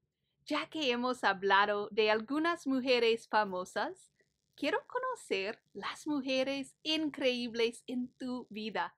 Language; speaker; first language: Spanish; early bilingual, heritage; Spanish